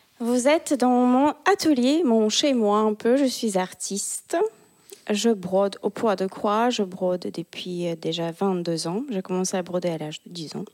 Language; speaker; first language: French; non-native, fluent; Russian